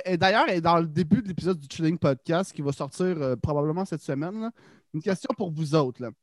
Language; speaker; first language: French; native; French